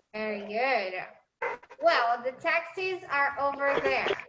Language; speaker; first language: English; non-native, fluent; Portuguese